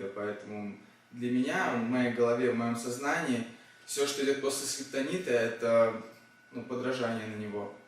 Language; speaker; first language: Russian; native; Russian